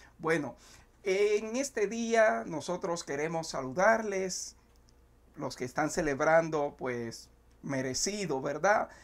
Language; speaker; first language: Spanish; native; Spanish